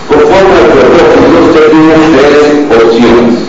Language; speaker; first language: Spanish; native; Spanish